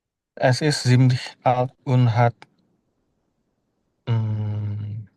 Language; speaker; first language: German; non-native, learner; Indonesian